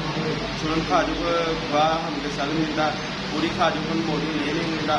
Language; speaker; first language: Korean; non-native, learner; Punjabi